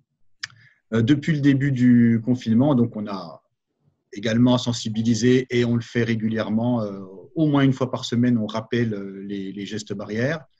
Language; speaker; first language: French; native; French